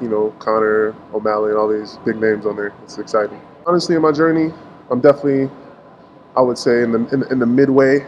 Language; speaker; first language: English; native; English